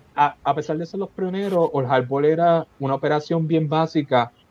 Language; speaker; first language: Spanish; native; Spanish